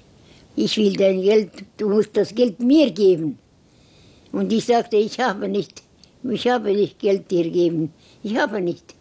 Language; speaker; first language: German; non-native, learner; Estonian